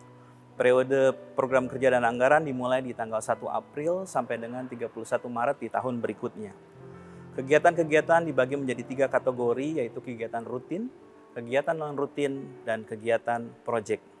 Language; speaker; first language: Indonesian; native; Indonesian